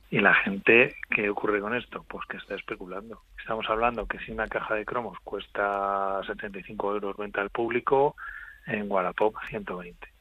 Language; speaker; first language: Spanish; native; Spanish